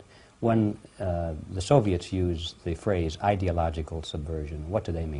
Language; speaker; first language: English; native; English